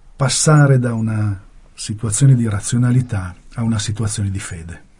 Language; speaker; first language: Italian; native; Italian